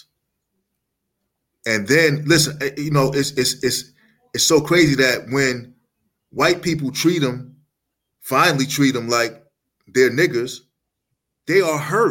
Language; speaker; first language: English; native; English